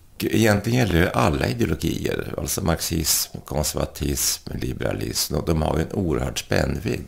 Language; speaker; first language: Swedish; early bilingual, other home language; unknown